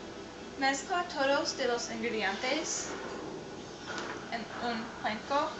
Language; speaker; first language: Spanish; non-native, learner; English